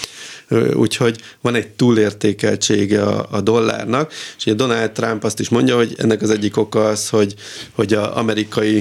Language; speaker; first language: Hungarian; native; Hungarian